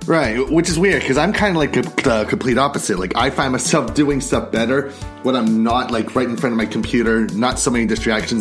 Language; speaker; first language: English; native; English